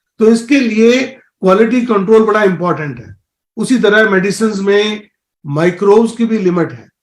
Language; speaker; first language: Hindi; native; Hindi